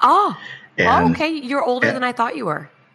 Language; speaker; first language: English; native; English